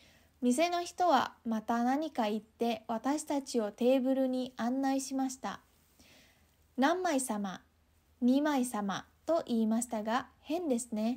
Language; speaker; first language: Japanese; non-native, fluent; Indonesian